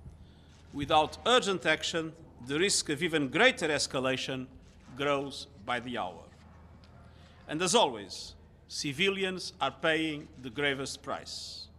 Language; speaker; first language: English; non-native, fluent; Portuguese